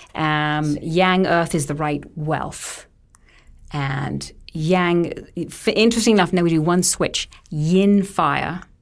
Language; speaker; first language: English; native; English